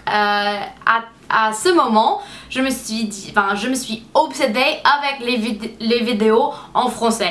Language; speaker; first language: French; non-native, fluent; English